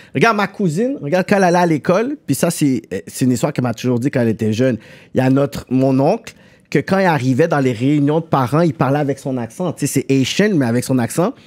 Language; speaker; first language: French; native; French